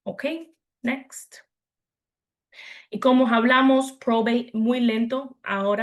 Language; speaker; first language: Spanish; early bilingual, heritage; English